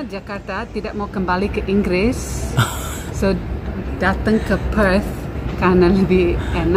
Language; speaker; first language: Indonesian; non-native, local second language; English